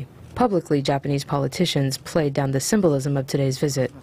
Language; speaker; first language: English; native; English